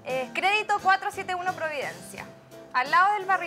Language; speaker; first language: Spanish; native; Spanish